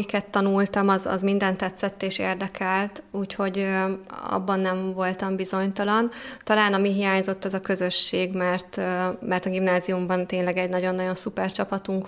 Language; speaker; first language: Hungarian; native; Hungarian